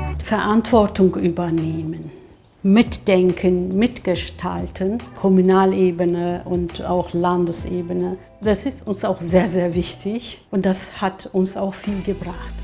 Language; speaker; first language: German; non-native, fluent; Kurdish